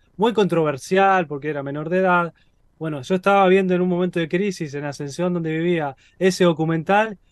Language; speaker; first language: Spanish; native; Spanish